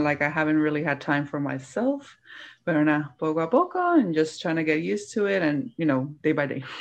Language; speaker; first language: English; early bilingual, other home language; Spanish